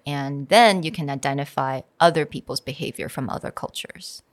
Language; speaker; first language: English; non-native, fluent; Chinese